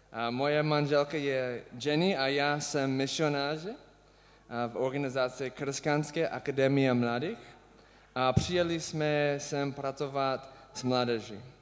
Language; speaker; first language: Czech; non-native, learner; English